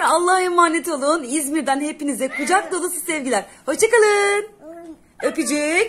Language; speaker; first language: Turkish; native; Turkish